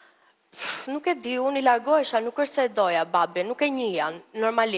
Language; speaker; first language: Albanian; early bilingual, heritage; Albanian